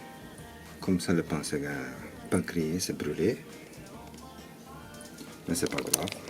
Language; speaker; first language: French; non-native, learner; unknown